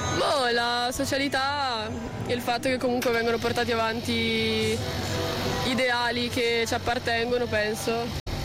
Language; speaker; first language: Italian; native; Italian